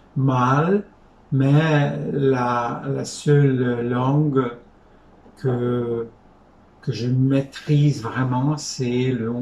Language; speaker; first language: French; non-native, fluent; Hungarian